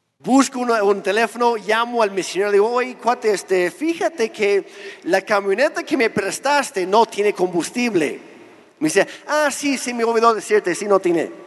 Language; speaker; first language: Spanish; non-native, fluent; English